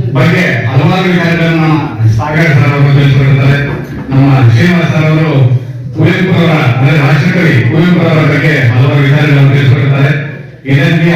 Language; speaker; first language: Kannada; non-native, local second language; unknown